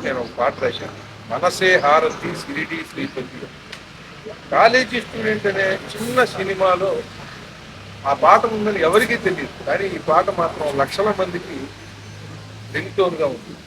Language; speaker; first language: Telugu; native; Telugu